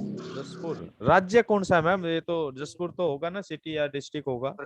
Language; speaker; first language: Hindi; native; Hindi